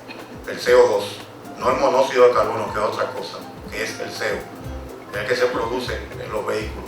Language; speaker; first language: Spanish; native; Spanish